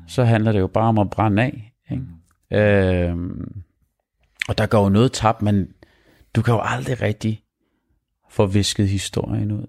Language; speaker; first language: Danish; early bilingual, other home language; Arabic